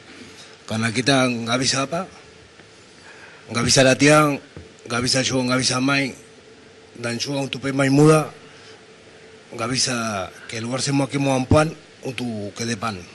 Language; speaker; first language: Indonesian; non-native, fluent; Spanish